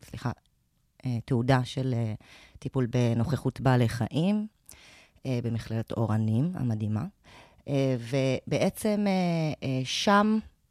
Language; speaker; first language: Hebrew; native; Hebrew